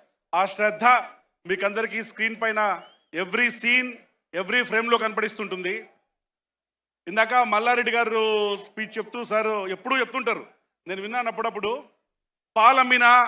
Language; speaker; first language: Telugu; native; Telugu